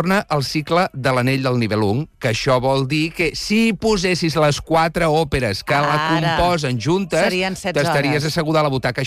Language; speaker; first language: Catalan; native; Catalan